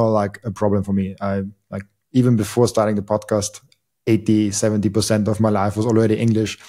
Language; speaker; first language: English; non-native, fluent; German